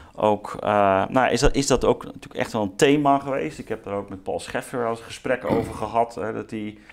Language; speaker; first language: Dutch; native; Dutch